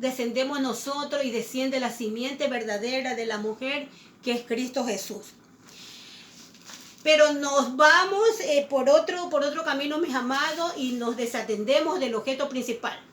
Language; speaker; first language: Spanish; native; Spanish